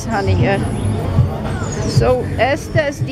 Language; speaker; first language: Spanish; non-native, learner; Czech